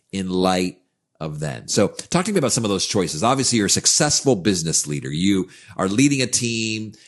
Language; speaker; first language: English; native; English